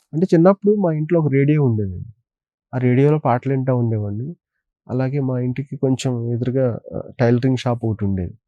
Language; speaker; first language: Telugu; native; Telugu